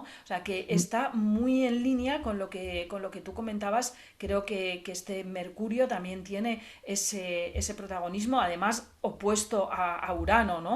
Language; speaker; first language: Spanish; native; Spanish